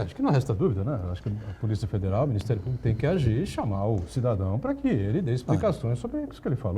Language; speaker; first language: Portuguese; native; Portuguese